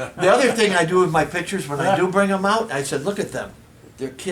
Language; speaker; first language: English; native; English